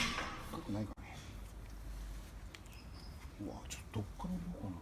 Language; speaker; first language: Japanese; native; Japanese